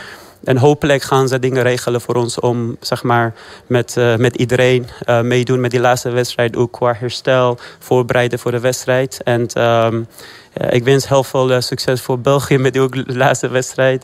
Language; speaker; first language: Dutch; non-native, fluent; Persian